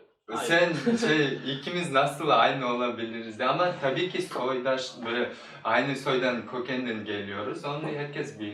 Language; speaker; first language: Turkish; non-native, learner; Kyrgyz